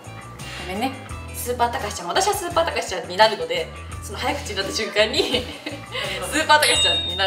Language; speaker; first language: Japanese; native; Japanese